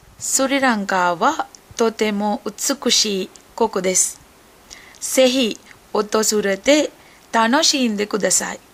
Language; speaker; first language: Japanese; non-native, learner; Sinhala